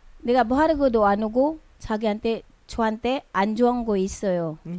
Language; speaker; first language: Korean; non-native, learner; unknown